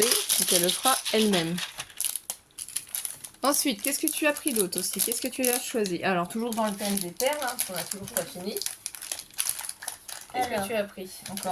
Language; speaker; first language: French; native; French